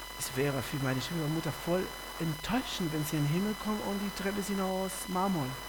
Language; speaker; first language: German; non-native, fluent; Spanish